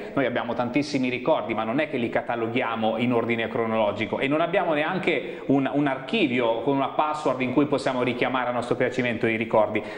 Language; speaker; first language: Italian; native; Italian